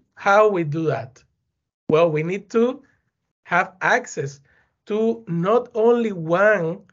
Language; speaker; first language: English; non-native, fluent; Spanish